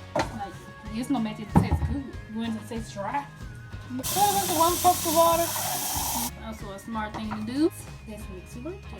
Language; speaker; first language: English; native; English